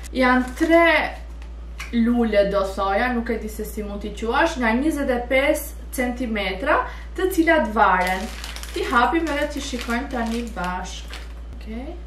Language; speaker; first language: Albanian; early bilingual, heritage; Albanian